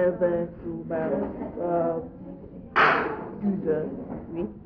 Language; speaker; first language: French; non-native, learner; English